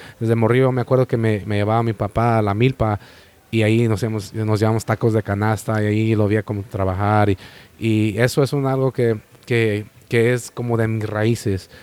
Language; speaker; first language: Spanish; native; Spanish